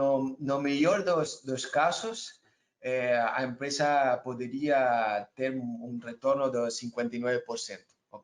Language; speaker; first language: Portuguese; non-native, learner; Spanish